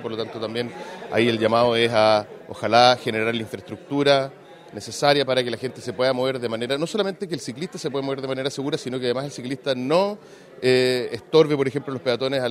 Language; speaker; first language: Spanish; native; Spanish